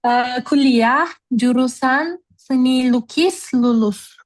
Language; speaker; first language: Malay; non-native, learner; Turkish